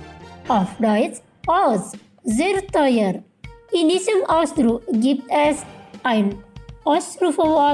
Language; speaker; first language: German; non-native, fluent; Indonesian